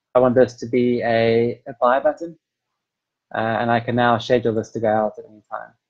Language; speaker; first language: English; native; English